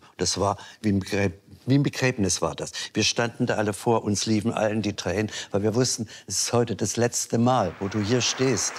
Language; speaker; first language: German; native; German